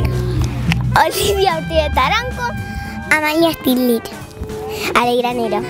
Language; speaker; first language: Spanish; native; Spanish